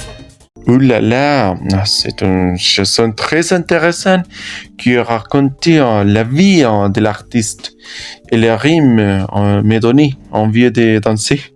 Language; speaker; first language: French; non-native, learner; Spanish